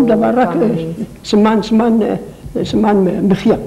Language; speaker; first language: Hebrew; non-native, local second language; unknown